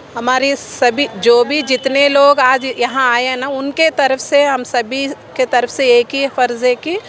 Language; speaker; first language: Hindi; non-native, local second language; Telugu